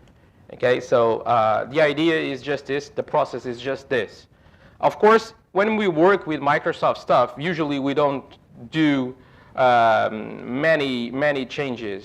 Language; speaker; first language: English; non-native, fluent; Portuguese